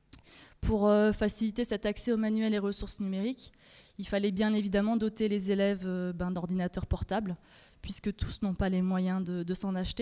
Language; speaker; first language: French; native; French